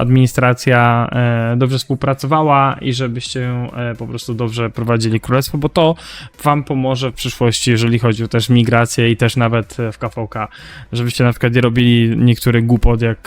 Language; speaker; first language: Polish; native; Polish